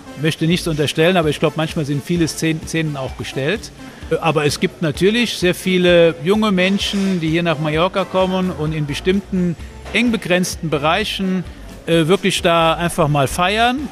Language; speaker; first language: German; native; German